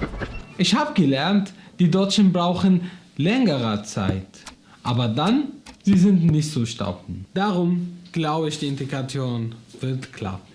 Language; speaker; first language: German; non-native, learner; Arabic